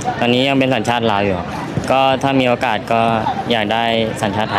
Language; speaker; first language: Thai; early bilingual, other home language; Lao